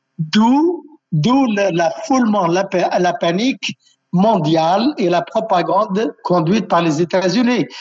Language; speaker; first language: French; non-native, local second language; Arabic